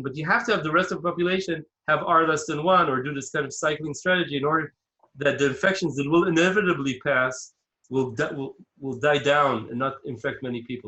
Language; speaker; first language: English; non-native, fluent; Hebrew